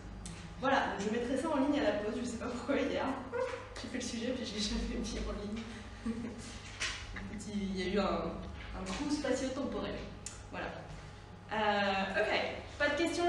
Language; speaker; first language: French; native; French